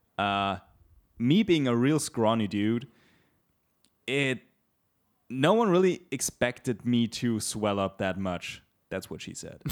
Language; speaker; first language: English; non-native, fluent; German